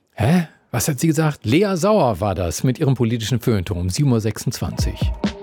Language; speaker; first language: German; native; German